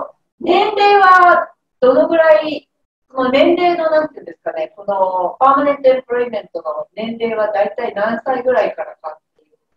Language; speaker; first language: Japanese; native; Japanese